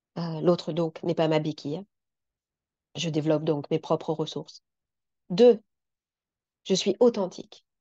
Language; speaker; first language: French; native; French